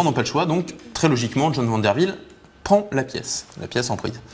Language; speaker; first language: French; native; French